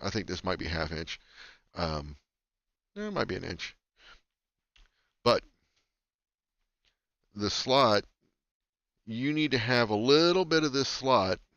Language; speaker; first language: English; native; English